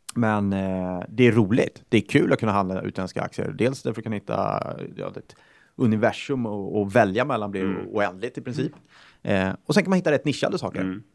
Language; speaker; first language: Swedish; native; Swedish